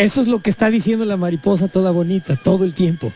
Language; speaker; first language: Spanish; native; Spanish